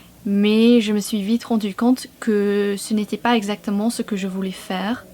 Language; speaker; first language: French; non-native, fluent; English